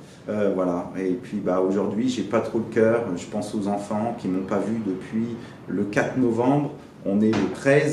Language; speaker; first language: French; native; French